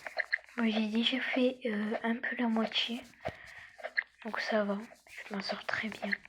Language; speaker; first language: French; native; French